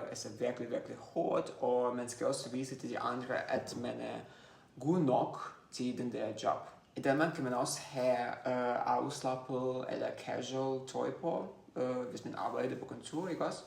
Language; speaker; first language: Danish; non-native, fluent; Russian